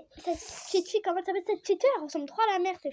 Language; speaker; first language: French; native; French